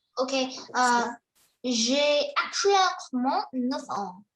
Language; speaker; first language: French; non-native, learner; Chinese